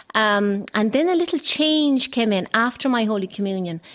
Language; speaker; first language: English; non-native, local second language; Irish